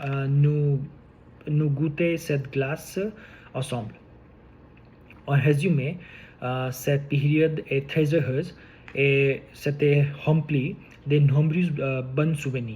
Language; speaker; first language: French; non-native, learner; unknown